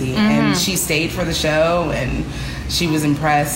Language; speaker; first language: English; native; English